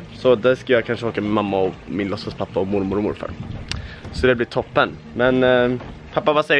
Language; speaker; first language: Swedish; native; Swedish